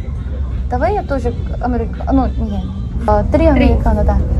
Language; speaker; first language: Russian; non-native, learner; Korean